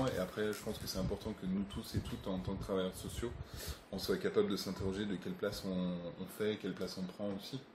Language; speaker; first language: French; native; French